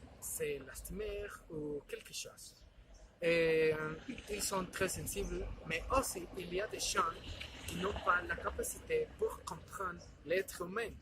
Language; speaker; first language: French; non-native, learner; Spanish